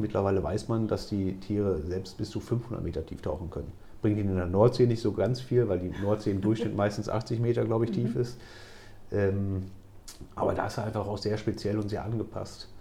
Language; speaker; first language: German; native; German